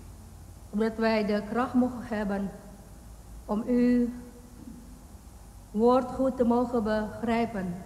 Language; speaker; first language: Dutch; non-native, fluent; Indonesian